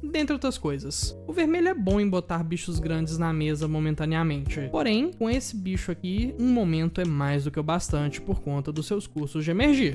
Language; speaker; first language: Portuguese; native; Portuguese